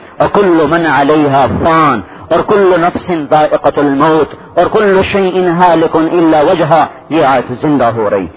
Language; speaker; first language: Urdu; non-native, local second language; Saraiki